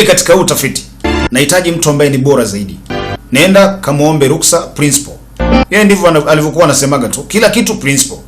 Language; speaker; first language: Swahili; native; Swahili